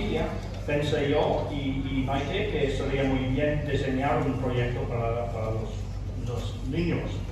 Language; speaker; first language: Spanish; non-native, fluent; English